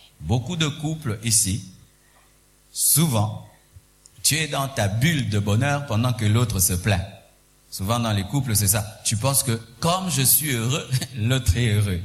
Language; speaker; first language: French; non-native, local second language; Swahili